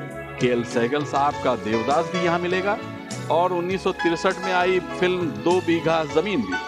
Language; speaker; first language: Hindi; native; Hindi